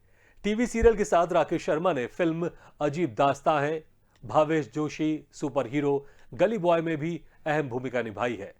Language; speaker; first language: Hindi; native; Hindi